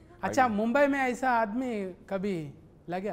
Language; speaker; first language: Hindi; non-native, local second language; Telugu